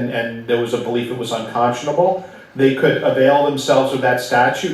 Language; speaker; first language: English; native; English